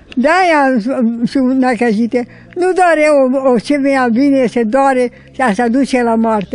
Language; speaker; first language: Romanian; non-native, local second language; Hungarian